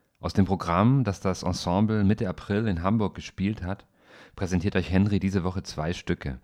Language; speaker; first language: German; native; German